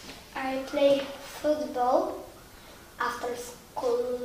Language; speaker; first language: English; non-native, learner; Polish